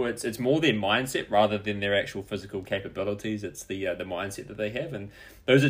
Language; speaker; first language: English; native; English